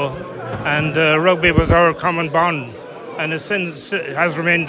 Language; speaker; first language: English; native; English